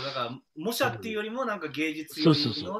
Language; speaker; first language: Japanese; native; Japanese